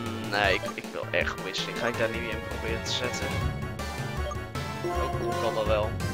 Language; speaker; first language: Dutch; native; Dutch